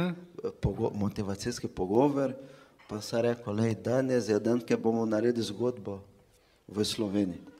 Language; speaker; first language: Slovenian; non-native, fluent; Portuguese